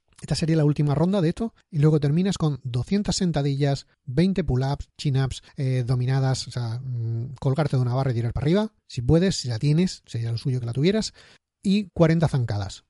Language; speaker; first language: Spanish; native; Spanish